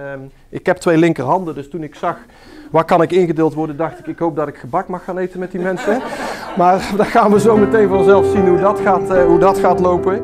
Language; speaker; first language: Dutch; native; Dutch